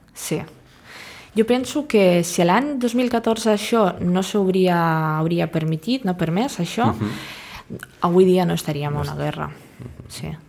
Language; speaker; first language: Catalan; non-native, fluent; Russian